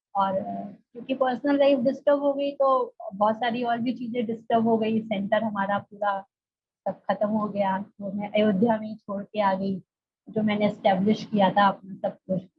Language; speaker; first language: Hindi; native; Hindi